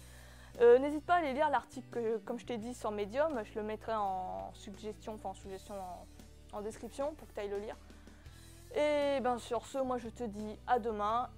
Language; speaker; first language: French; native; French